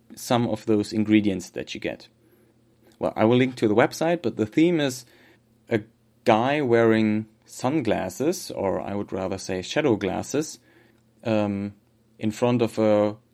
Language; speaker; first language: English; non-native, fluent; German